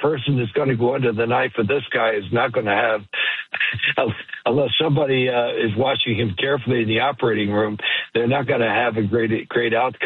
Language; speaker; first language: English; native; English